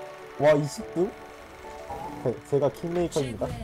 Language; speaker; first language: Korean; native; Korean